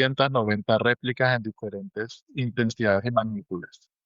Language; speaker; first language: Spanish; native; Spanish